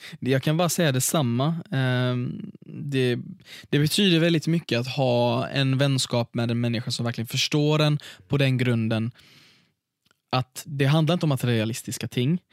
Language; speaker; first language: Swedish; early bilingual, other home language; Arabic